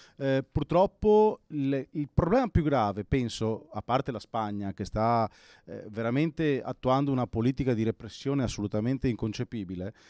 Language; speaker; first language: Italian; non-native, local second language; Venetian